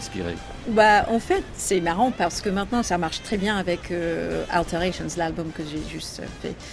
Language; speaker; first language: French; non-native, learner; English